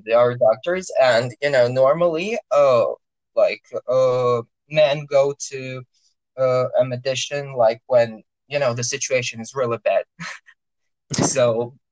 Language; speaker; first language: English; non-native, fluent; Russian